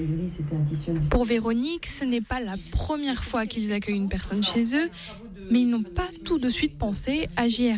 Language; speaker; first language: French; native; French